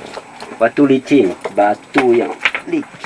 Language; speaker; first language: Indonesian; non-native, fluent; French